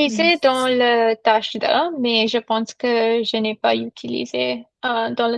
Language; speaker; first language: French; non-native, learner; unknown